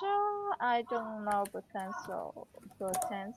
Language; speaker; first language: English; non-native, learner; Vietnamese